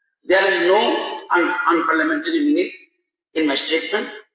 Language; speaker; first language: English; non-native, local second language; Bangla